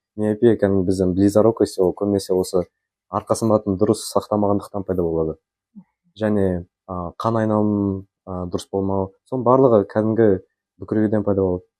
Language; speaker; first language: Kazakh; native; Kazakh